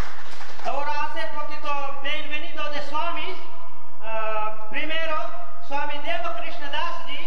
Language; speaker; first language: Spanish; non-native, learner; Gujarati